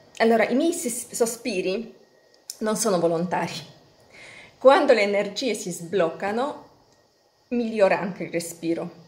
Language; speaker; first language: Italian; non-native, fluent; Polish